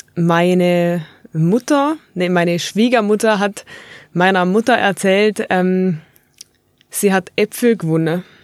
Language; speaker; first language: German; native; German